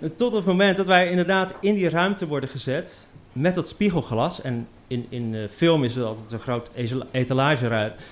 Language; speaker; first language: Dutch; native; Dutch